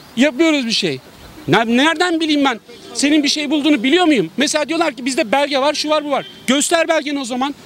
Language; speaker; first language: Turkish; native; Turkish